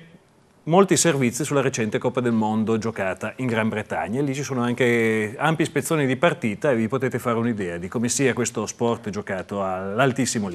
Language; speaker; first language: Italian; native; Italian